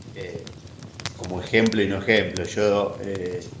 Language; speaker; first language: Spanish; native; Spanish